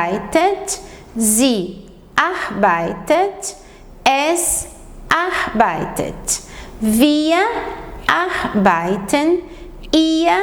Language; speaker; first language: German; non-native, fluent; Portuguese